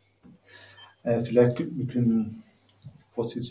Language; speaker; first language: German; non-native, learner; Spanish